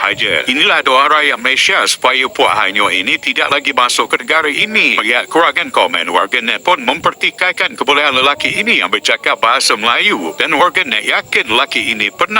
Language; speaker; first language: Malay; native; Malay